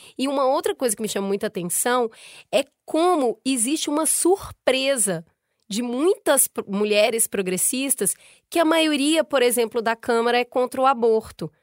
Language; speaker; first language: Portuguese; native; Portuguese